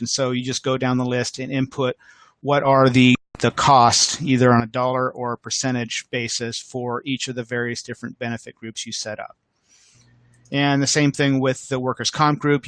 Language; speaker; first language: English; native; English